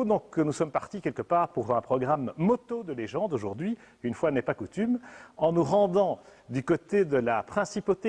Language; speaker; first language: French; native; French